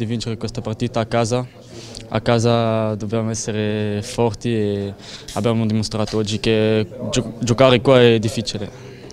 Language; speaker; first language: Italian; non-native, learner; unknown